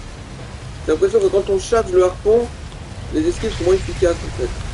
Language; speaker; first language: French; native; French